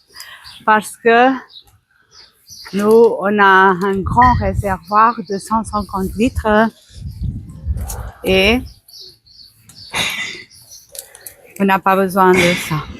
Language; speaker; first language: French; non-native, fluent; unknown